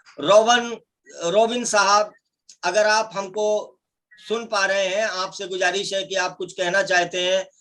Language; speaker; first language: Hindi; native; Hindi